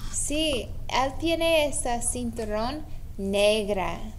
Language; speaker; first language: Spanish; non-native, learner; English